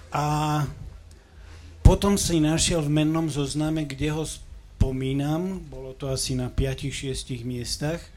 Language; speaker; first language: Slovak; native; Slovak